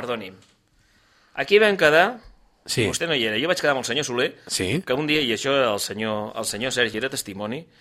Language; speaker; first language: Catalan; native; Catalan